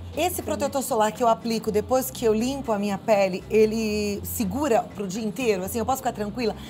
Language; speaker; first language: Portuguese; native; Portuguese